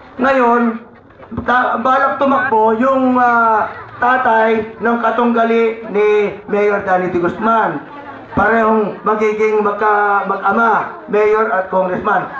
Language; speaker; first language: Filipino; native; Filipino